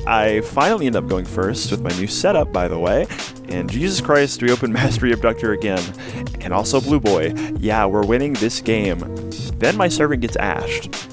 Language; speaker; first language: English; native; English